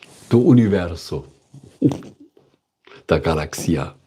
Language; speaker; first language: Portuguese; non-native, learner; German